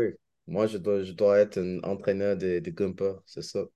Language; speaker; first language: French; non-native, learner; English